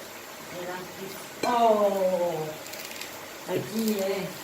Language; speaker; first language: French; native; French